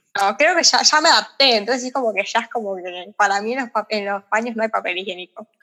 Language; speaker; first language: Spanish; native; Spanish